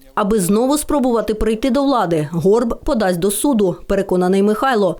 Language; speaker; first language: Ukrainian; native; Ukrainian